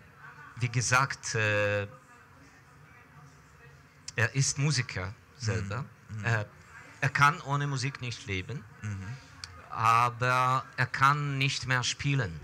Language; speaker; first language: German; non-native, fluent; Ukrainian